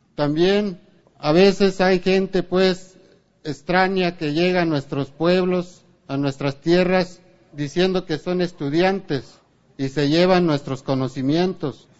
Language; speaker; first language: Spanish; native; Spanish